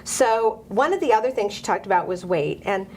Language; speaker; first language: English; native; English